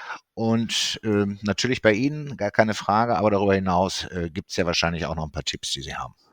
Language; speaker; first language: German; native; German